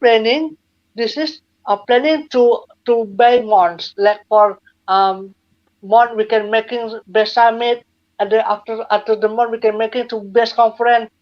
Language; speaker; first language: English; non-native, learner; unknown